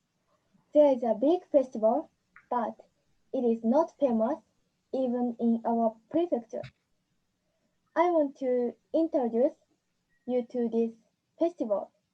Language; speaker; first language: English; non-native, learner; Japanese